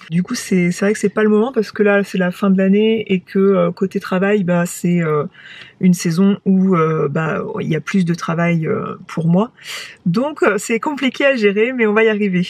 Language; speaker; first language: French; native; French